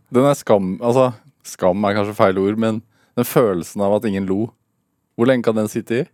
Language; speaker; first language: Norwegian; native; Norwegian